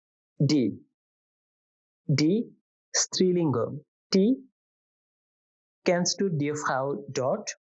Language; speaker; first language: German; non-native, fluent; Bangla